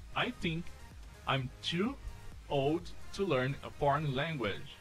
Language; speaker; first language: English; non-native, fluent; Portuguese